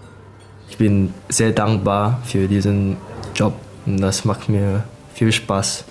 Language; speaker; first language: German; non-native, learner; Malay